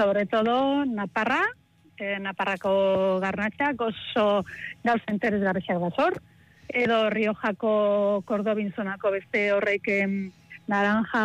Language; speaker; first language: Basque; native; Basque